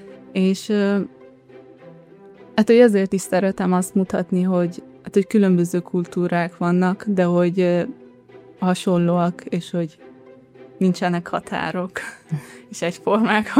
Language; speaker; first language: Hungarian; early bilingual, heritage; Hungarian